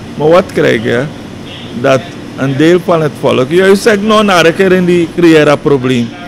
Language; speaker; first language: Dutch; native; Dutch